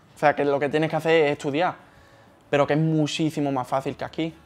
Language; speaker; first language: Spanish; native; Spanish